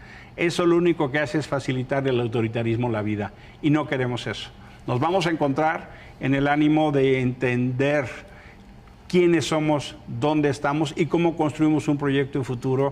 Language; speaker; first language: Spanish; native; Spanish